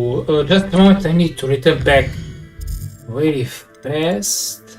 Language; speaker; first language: English; non-native, fluent; Serbian